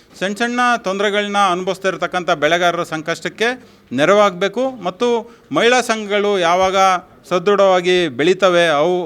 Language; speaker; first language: Kannada; native; Kannada